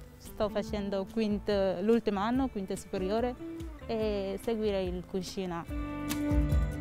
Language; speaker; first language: Italian; non-native, learner; Wolof